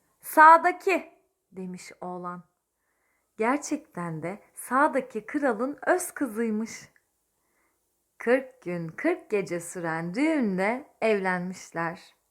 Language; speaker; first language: Turkish; native; Turkish